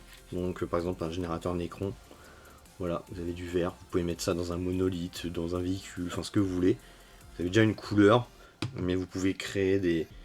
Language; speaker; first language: French; native; French